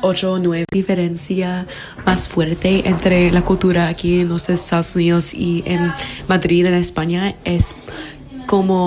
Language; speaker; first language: Spanish; non-native, fluent; English